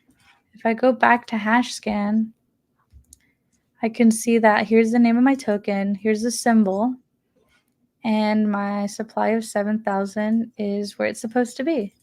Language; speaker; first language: English; native; English